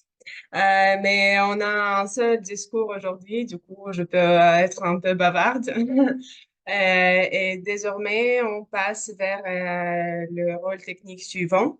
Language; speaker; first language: French; non-native, fluent; Russian